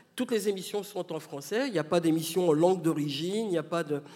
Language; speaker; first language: French; native; French